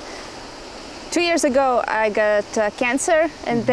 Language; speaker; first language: English; non-native, fluent; Latvian